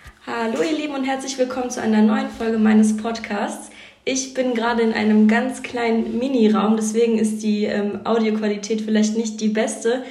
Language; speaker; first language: German; native; German